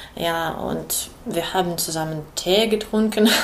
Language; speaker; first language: German; non-native, learner; Ukrainian